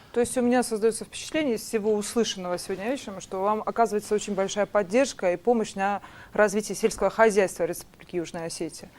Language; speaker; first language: Russian; non-native, local second language; Ossetic